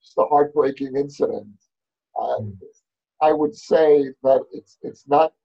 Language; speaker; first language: English; native; English